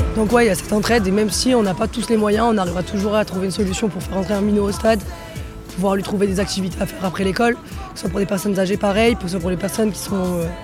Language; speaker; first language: French; native; French